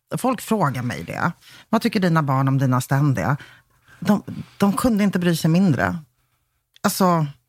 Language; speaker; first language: Swedish; early bilingual, other home language; Polish